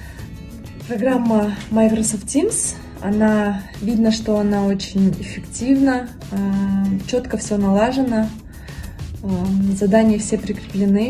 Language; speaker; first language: Russian; native; Russian